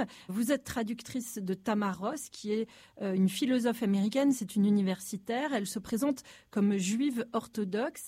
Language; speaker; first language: French; native; French